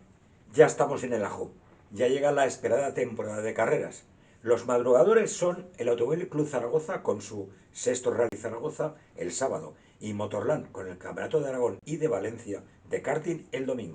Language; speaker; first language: Spanish; native; Spanish